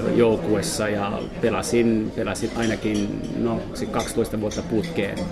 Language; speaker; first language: Finnish; non-native, fluent; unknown